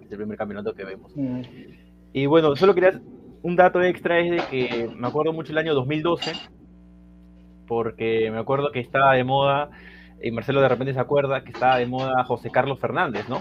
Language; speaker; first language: Spanish; native; Spanish